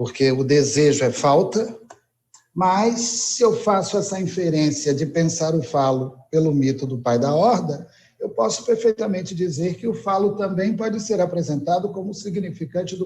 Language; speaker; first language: Portuguese; native; Portuguese